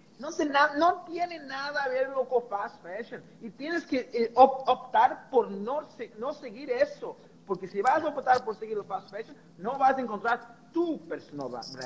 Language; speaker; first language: Spanish; non-native, fluent; Portuguese